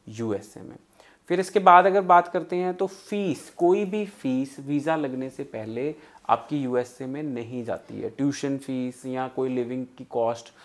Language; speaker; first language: Hindi; non-native, local second language; Punjabi